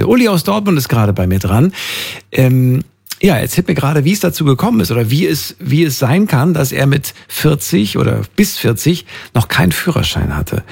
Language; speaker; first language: German; native; German